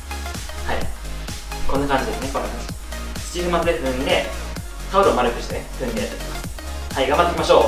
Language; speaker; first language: Japanese; native; Japanese